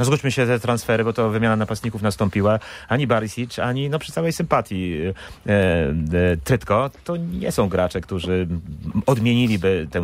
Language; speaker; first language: Polish; native; Polish